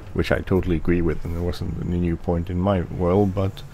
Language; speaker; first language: English; non-native, fluent; Swedish